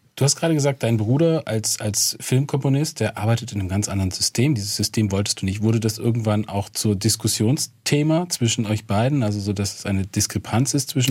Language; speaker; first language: German; native; German